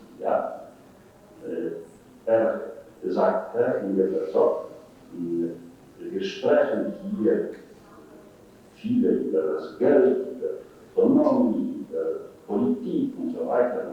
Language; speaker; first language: German; non-native, fluent; Polish